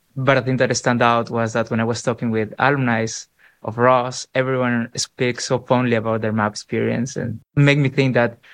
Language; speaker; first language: English; non-native, fluent; Spanish